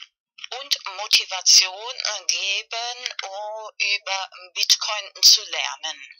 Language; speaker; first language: German; non-native, fluent; Spanish